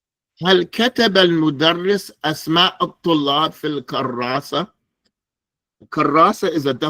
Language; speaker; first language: Arabic; non-native, fluent; English